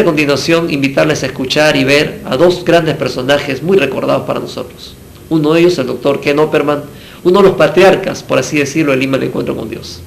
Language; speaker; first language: Spanish; native; Spanish